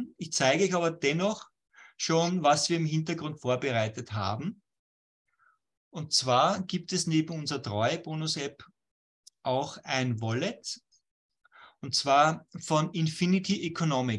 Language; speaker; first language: German; native; German